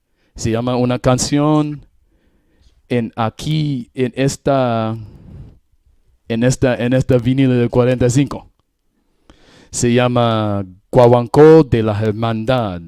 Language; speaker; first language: Spanish; non-native, learner; English